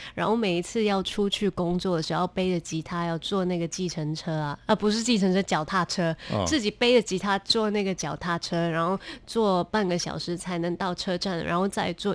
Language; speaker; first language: Chinese; non-native, local second language; Cantonese